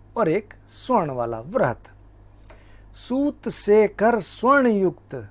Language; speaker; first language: Hindi; native; Hindi